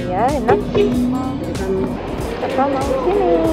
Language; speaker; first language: Indonesian; native; Indonesian